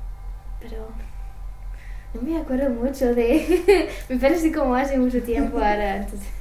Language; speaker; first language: Spanish; non-native, learner; English